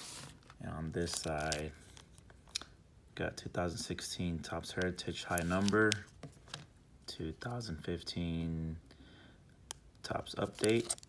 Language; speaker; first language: English; native; English